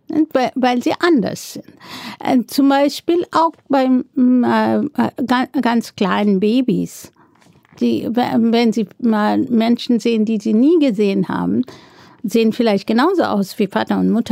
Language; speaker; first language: German; non-native, fluent; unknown